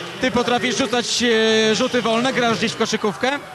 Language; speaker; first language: Polish; native; Polish